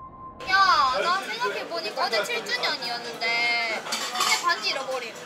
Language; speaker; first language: Korean; native; Korean